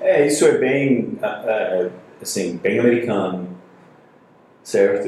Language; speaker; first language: Portuguese; non-native, fluent; English